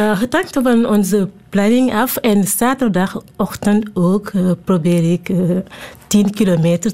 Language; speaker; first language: Dutch; non-native, learner; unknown